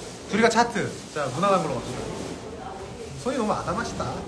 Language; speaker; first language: Korean; native; Korean